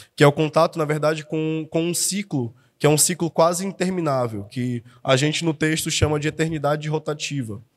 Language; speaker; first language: Portuguese; native; Portuguese